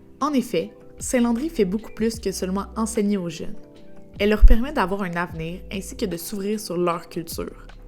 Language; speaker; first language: French; native; French